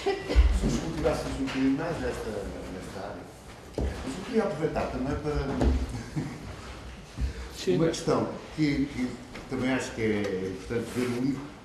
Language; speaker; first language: Portuguese; native; Portuguese